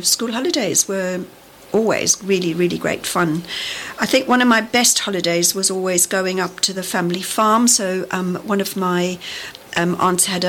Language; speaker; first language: English; native; English